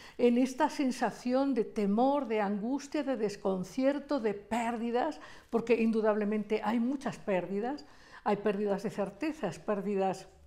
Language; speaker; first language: Spanish; native; Spanish